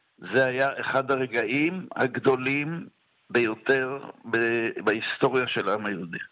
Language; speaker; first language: Hebrew; native; Hebrew